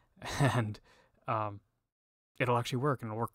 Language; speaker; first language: English; native; English